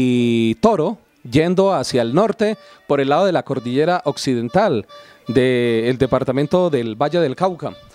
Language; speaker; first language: Spanish; native; Spanish